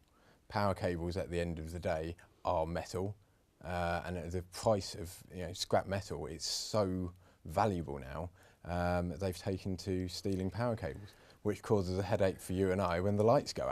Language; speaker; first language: English; native; English